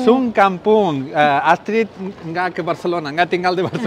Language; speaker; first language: Indonesian; non-native, learner; Spanish